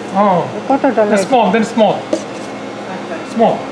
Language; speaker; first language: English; non-native, learner; Bangla